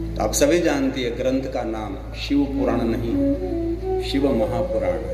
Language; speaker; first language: Hindi; non-native, local second language; Gujarati